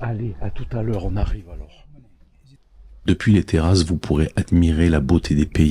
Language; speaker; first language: French; native; French